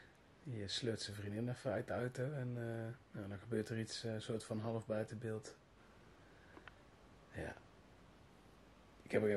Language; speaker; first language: Dutch; native; Dutch